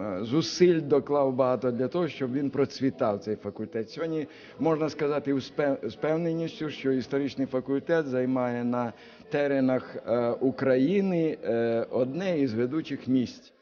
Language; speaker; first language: Ukrainian; native; Ukrainian